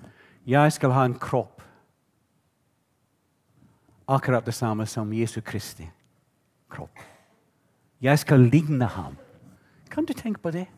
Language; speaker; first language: Norwegian; non-native, fluent; English